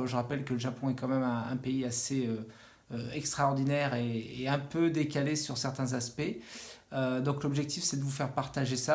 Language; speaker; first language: French; native; French